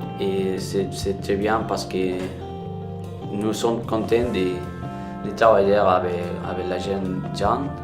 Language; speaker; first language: French; non-native, learner; Spanish